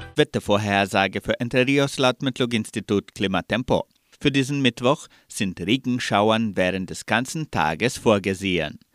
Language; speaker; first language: German; early bilingual, heritage; German